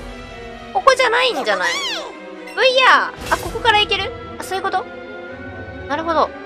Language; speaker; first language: Japanese; native; Japanese